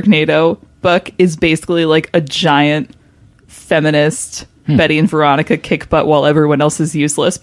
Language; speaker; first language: English; native; English